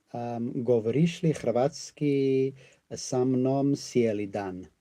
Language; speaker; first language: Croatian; non-native, learner; English